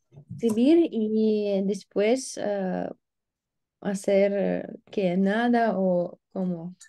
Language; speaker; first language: Spanish; non-native, learner; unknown